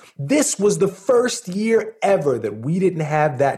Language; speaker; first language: English; native; English